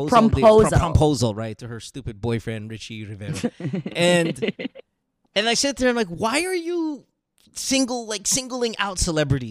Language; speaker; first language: English; non-native, local second language; Filipino